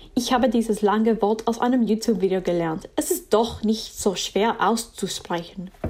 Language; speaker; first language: German; non-native, fluent; English